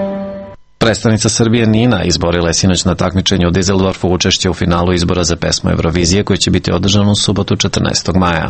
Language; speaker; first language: Serbian; native; Serbian